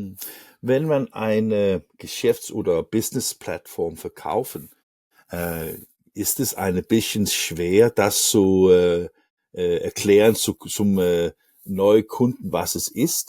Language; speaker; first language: German; non-native, learner; Danish